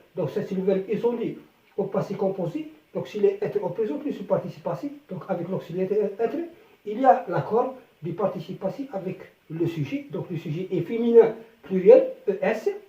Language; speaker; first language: French; non-native, local second language; Arabic